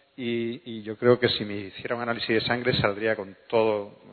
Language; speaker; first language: Spanish; native; Spanish